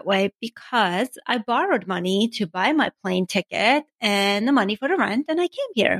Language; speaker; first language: English; non-native, fluent; Armenian